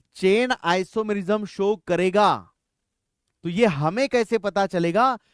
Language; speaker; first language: Hindi; non-native, local second language; Marathi